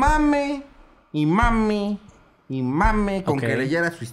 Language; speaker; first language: Spanish; native; Spanish